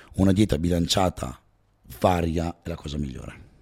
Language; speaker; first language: Italian; native; Italian